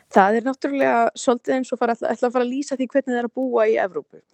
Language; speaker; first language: Icelandic; native; Icelandic